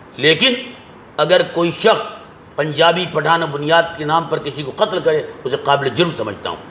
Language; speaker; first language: Urdu; native; Urdu